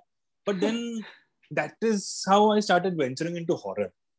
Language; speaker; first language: English; non-native, local second language; Malayalam